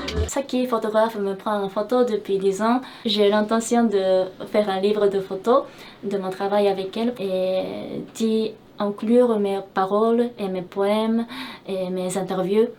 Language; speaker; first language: French; non-native, fluent; Japanese